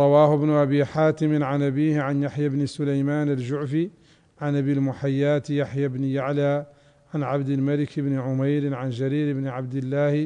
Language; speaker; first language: Arabic; native; Arabic